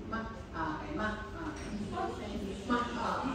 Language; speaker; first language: Chinese; non-native, fluent; Filipino